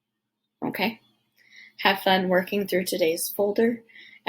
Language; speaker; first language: English; native; English